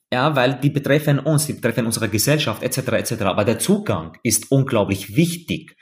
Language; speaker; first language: German; non-native, fluent; Arabic